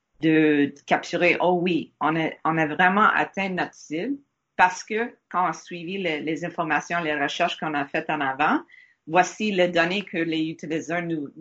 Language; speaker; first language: French; non-native, learner; English